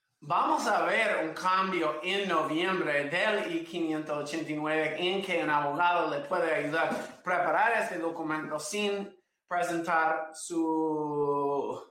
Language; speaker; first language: Spanish; non-native, fluent; English